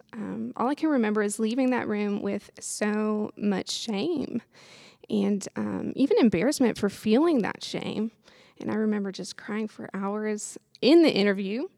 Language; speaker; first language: English; native; English